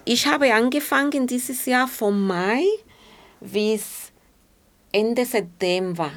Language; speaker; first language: German; non-native, fluent; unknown